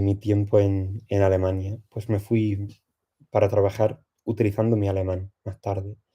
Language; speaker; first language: Spanish; non-native, fluent; English